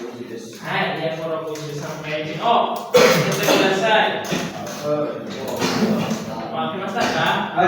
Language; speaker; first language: Japanese; non-native, fluent; Indonesian